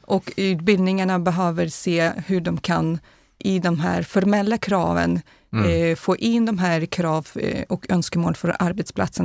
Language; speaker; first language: Swedish; non-native, fluent; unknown